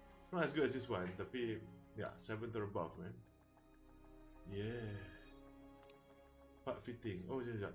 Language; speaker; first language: English; non-native, local second language; Malay